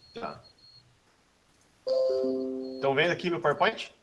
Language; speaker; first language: Portuguese; native; Portuguese